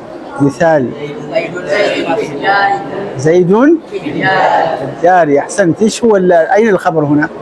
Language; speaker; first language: Arabic; native; Arabic